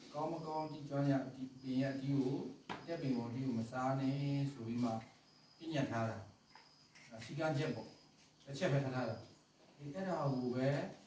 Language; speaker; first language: Burmese; non-native, local second language; Kachin